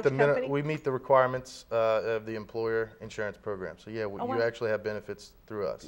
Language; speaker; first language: English; native; English